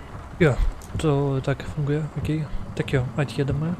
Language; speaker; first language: Czech; non-native, learner; Ukrainian